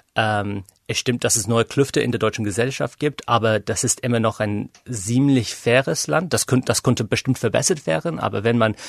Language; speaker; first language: German; non-native, fluent; English